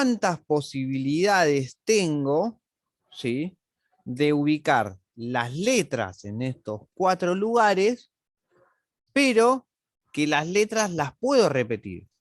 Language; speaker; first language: Spanish; native; Spanish